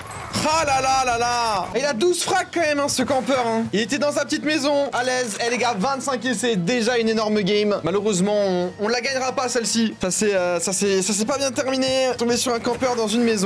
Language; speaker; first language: French; native; French